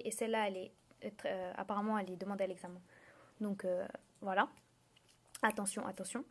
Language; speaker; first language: French; native; French